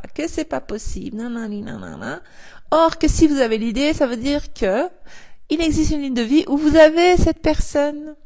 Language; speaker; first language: French; native; French